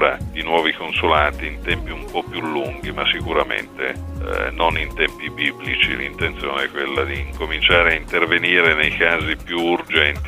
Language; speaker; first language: Italian; native; Italian